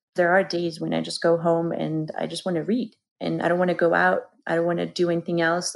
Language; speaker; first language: English; non-native, fluent; Georgian